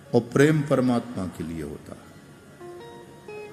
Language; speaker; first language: Hindi; non-native, local second language; Gujarati